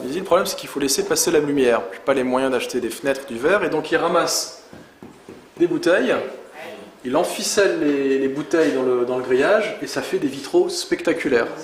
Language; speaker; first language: French; native; French